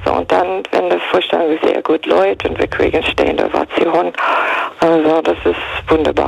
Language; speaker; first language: German; non-native, fluent; English